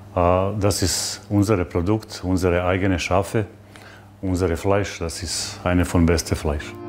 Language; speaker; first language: German; non-native, learner; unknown